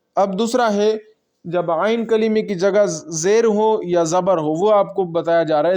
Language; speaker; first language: Urdu; non-native, local second language; Pashto